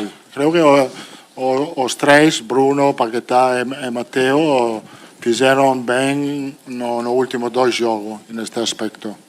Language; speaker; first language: Portuguese; non-native, fluent; Italian